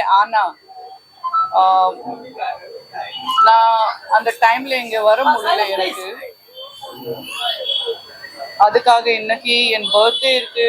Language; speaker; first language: Tamil; non-native, fluent; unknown